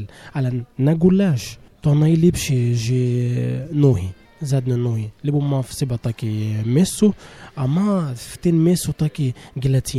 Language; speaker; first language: Slovak; non-native, learner; Arabic